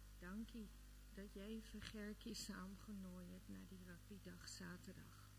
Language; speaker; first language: Afrikaans; early bilingual, other home language; Dutch